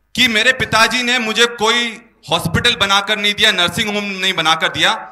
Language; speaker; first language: Hindi; native; Hindi